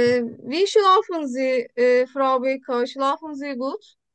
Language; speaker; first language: German; non-native, learner; Turkish